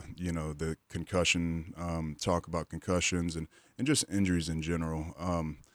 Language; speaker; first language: English; native; English